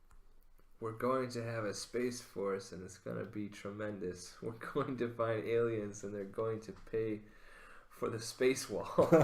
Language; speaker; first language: English; native; English